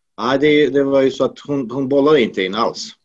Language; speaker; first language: Swedish; non-native, fluent; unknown